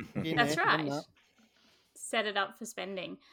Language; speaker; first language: English; native; English